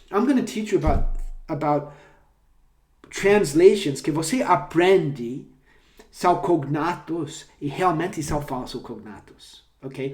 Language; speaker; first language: Portuguese; non-native, fluent; English